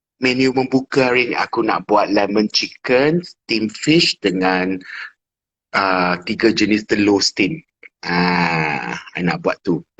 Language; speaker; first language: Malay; non-native, fluent; English